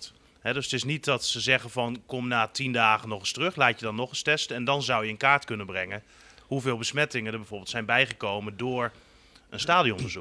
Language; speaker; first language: Dutch; native; Dutch